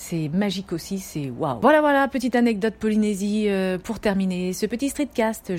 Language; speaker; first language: French; native; French